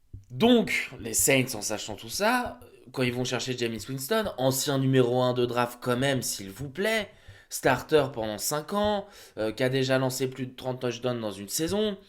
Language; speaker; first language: French; native; French